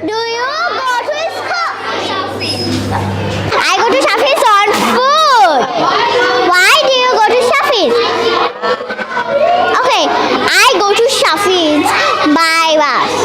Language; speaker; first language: English; non-native, learner; Bangla